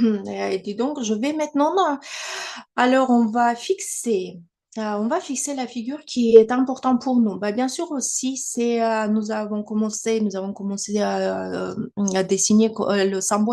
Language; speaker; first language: French; non-native, fluent; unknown